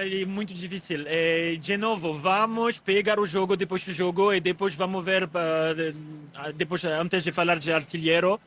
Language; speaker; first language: Portuguese; non-native, fluent; French